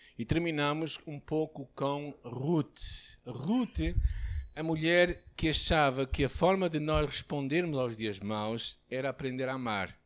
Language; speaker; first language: Portuguese; native; Portuguese